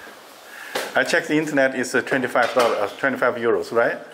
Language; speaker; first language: English; non-native, learner; Chinese